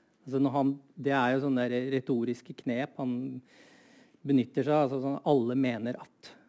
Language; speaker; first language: Norwegian; native; Norwegian